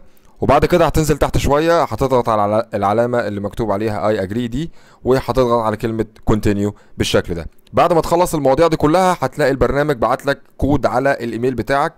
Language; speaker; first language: Arabic; native; Arabic